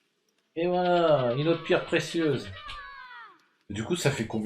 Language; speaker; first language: French; native; French